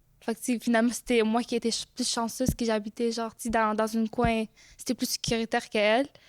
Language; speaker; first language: French; early bilingual, other home language; Arabic